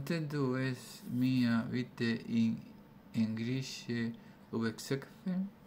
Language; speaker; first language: German; non-native, learner; Spanish